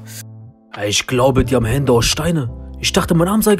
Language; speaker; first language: German; native; German